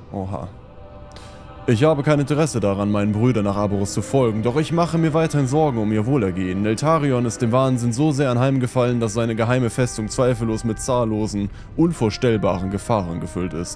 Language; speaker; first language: German; native; German